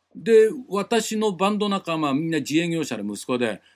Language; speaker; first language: Japanese; native; Japanese